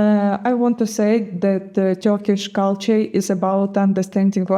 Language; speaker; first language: English; non-native, fluent; Gagauz